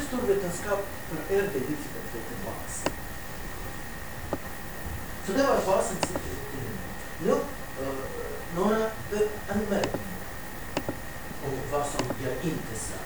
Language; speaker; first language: Swedish; non-native, fluent; Russian